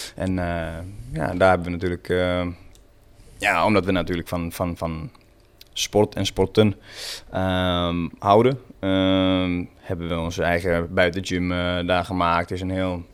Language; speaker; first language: Dutch; non-native, fluent; Swedish